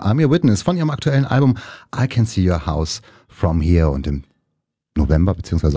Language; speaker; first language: German; native; German